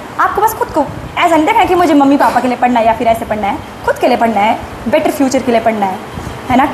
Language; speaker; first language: Hindi; native; Hindi